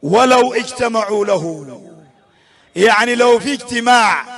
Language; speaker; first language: Arabic; native; Arabic